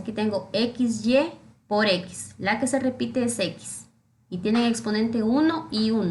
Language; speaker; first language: Spanish; native; Spanish